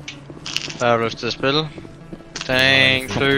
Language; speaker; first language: Danish; native; Danish